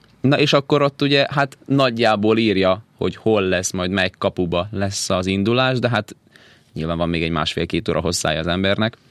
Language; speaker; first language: Hungarian; native; Hungarian